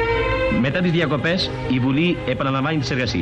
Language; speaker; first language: Greek; native; Greek